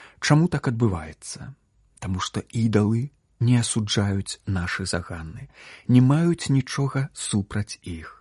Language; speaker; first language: Belarusian; native; Belarusian